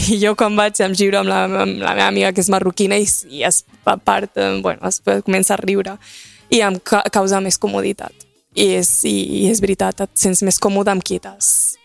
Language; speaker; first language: Catalan; early bilingual, other home language; Arabic